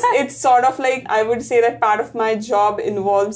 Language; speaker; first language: English; non-native, local second language; Marathi